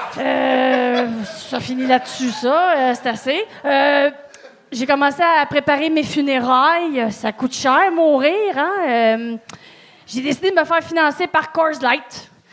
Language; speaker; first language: French; native; French